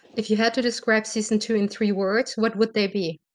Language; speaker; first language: English; non-native, fluent; German